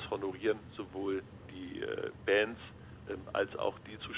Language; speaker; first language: German; native; German